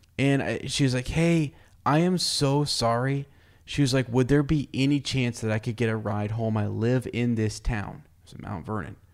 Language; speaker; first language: English; native; English